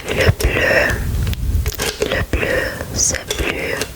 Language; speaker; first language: French; non-native, learner; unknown